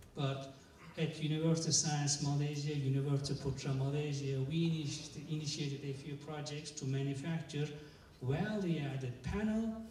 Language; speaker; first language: English; non-native, fluent; Turkish